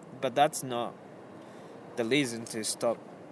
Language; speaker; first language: English; non-native, fluent; Japanese